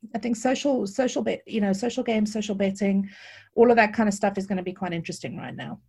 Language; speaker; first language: English; native; English